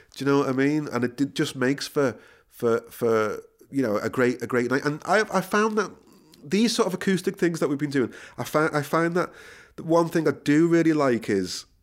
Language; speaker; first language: English; native; English